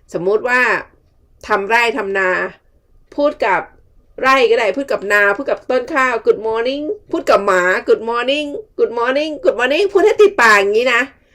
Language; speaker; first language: Thai; native; Thai